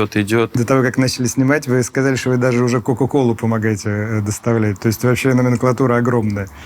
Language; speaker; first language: Russian; native; Russian